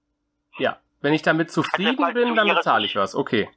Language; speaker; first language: German; native; German